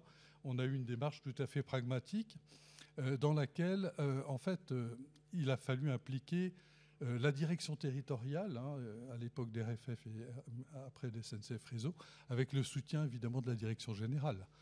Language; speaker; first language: French; native; French